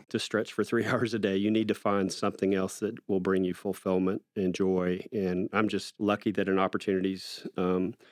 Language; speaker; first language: English; native; English